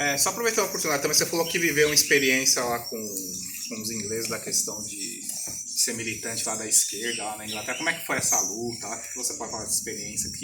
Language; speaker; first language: Portuguese; native; Portuguese